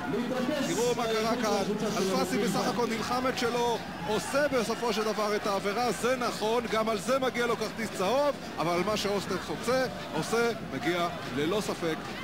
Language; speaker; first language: Hebrew; native; Hebrew